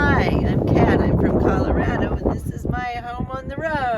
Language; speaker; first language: English; native; English